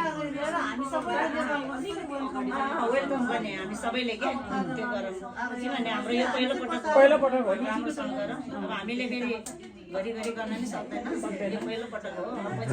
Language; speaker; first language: Nepali; non-native, local second language; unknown